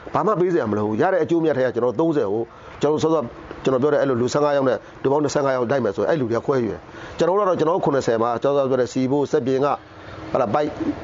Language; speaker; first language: Burmese; native; Burmese